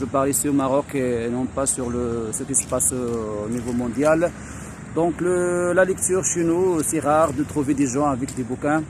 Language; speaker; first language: French; non-native, local second language; Arabic